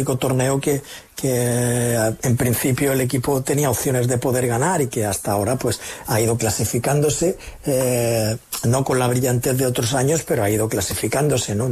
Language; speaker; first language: Spanish; native; Spanish